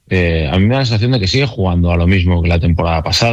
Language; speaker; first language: Spanish; native; Spanish